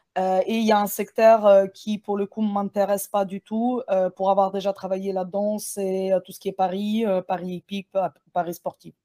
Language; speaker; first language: French; non-native, fluent; Ukrainian